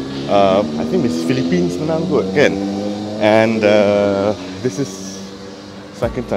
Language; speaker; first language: English; non-native, local second language; Malay